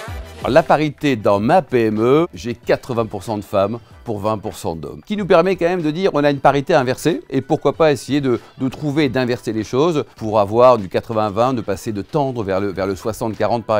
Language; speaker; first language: French; native; French